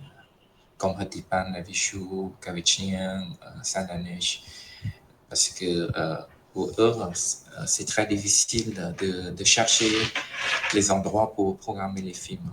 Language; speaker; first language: French; non-native, fluent; Khmer